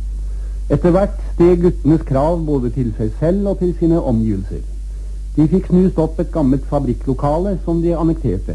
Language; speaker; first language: Norwegian; native; Norwegian